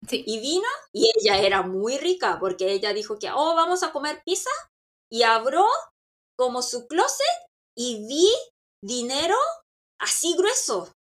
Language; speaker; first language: Spanish; non-native, fluent; Korean